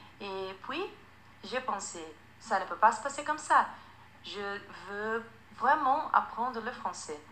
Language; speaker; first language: French; non-native, fluent; Portuguese